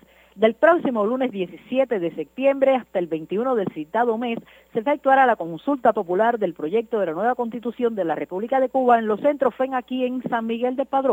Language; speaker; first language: Spanish; native; Spanish